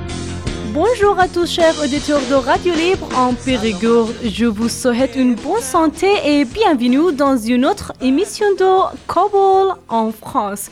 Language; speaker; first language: French; non-native, learner; Persian